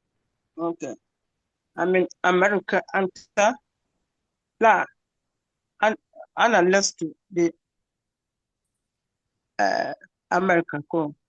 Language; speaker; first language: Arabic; non-native, learner; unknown